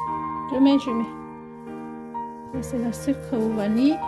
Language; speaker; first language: French; non-native, learner; Hmong